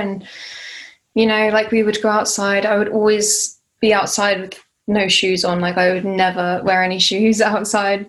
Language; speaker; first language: English; native; English